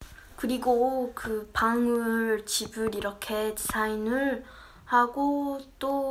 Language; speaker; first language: Korean; early bilingual, heritage; Korean